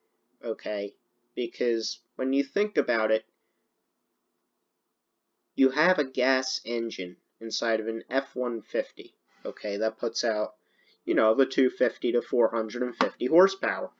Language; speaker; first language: English; native; English